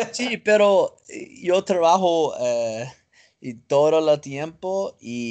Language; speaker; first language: Spanish; non-native, learner; English